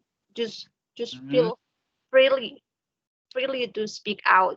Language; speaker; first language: English; non-native, learner; Indonesian